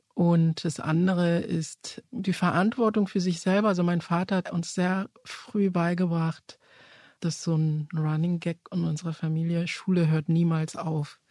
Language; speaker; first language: German; early bilingual, other home language; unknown